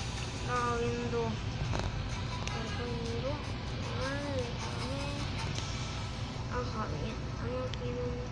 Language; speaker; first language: Spanish; native; Spanish